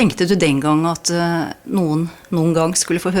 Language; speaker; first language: Norwegian; native; Norwegian